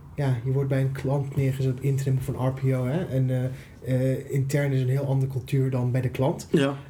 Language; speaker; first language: Dutch; non-native, fluent; Persian